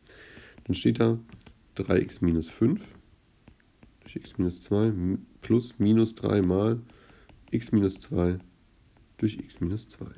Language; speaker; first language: German; native; German